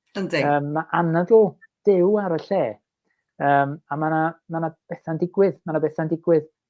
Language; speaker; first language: Welsh; native; Welsh